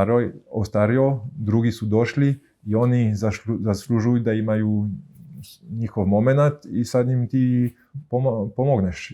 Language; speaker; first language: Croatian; early bilingual, heritage; Croatian